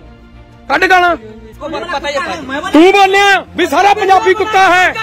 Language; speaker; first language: Hindi; non-native, local second language; Punjabi